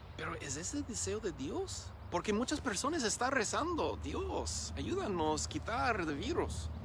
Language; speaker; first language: Spanish; non-native, learner; English